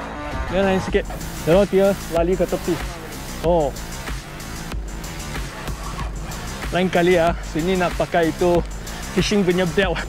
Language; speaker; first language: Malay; non-native, local second language; Chinese